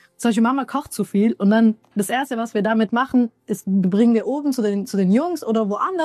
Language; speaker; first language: German; early bilingual, other home language; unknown